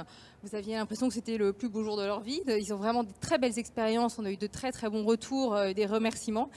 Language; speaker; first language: French; native; French